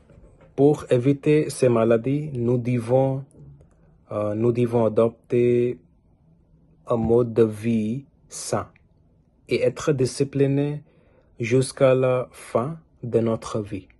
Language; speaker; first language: French; non-native, learner; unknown